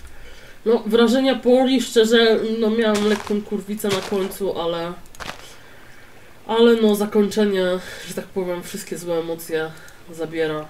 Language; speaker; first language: Polish; native; Polish